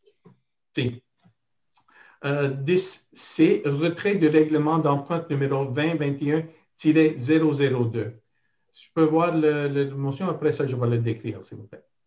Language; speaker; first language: French; non-native, local second language; English